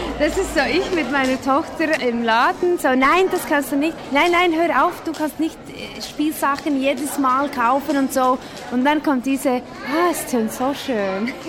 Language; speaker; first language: German; non-native, fluent; Icelandic